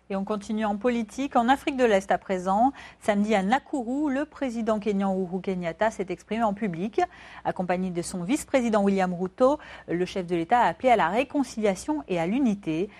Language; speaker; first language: French; native; French